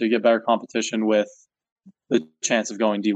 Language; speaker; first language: English; native; English